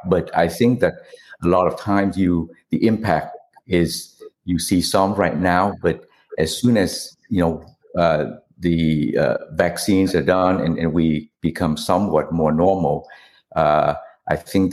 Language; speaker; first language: English; non-native, fluent; Vietnamese